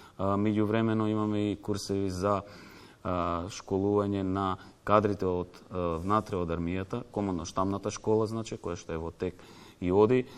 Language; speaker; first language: Macedonian; native; Macedonian